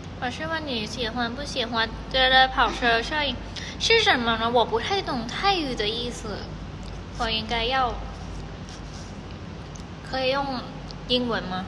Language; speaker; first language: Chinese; non-native, learner; Thai